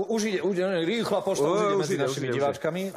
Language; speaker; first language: Slovak; native; Slovak